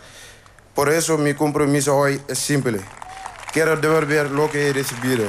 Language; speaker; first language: Spanish; non-native, learner; Wolof